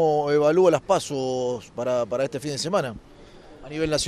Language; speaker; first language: Spanish; native; Spanish